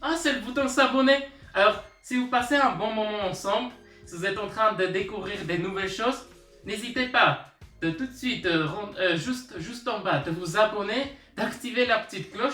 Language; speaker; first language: French; early bilingual, other home language; Armenian